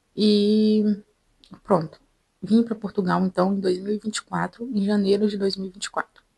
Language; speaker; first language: Portuguese; native; Portuguese